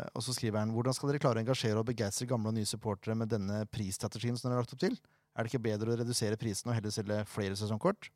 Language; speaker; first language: Norwegian; native; Norwegian